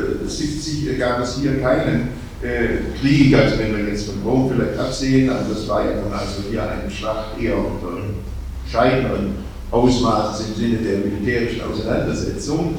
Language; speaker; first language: German; native; German